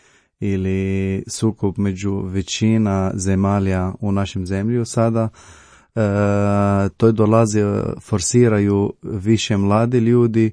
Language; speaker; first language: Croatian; non-native, learner; Arabic